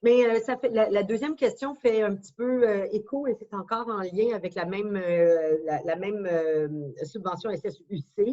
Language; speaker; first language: French; native; French